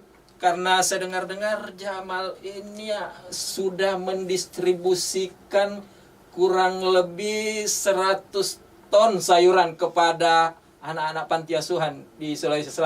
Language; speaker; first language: Indonesian; native; Indonesian